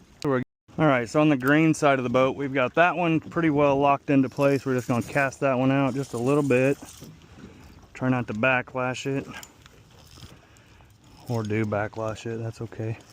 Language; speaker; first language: English; native; English